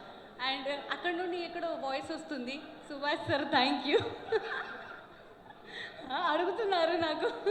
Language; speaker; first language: Telugu; non-native, local second language; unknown